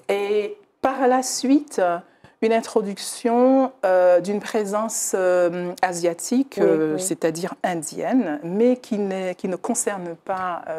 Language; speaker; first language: French; native; French